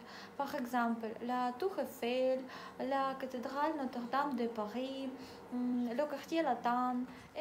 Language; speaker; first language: French; non-native, learner; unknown